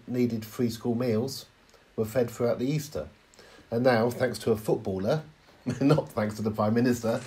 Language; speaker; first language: English; native; English